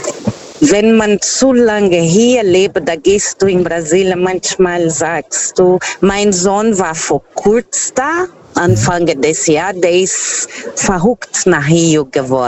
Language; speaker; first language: German; non-native, fluent; Portuguese